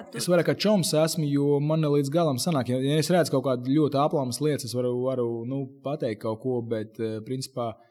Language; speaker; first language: Latvian; native; Latvian